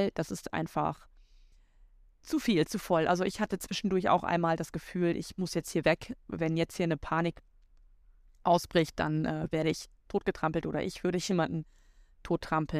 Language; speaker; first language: German; native; German